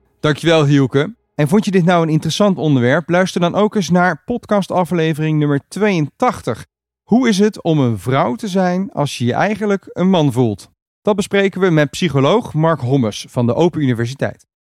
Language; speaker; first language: Dutch; native; Dutch